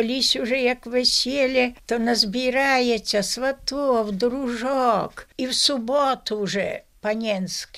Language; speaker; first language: Ukrainian; native; Ukrainian